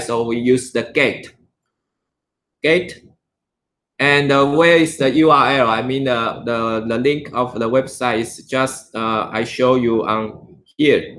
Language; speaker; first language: English; non-native, learner; Chinese